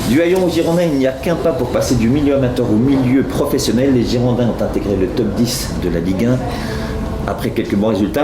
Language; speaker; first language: French; native; French